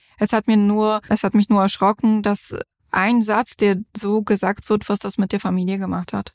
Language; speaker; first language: German; non-native, fluent; Polish